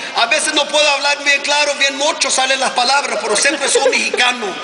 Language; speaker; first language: Spanish; early bilingual, heritage; Spanish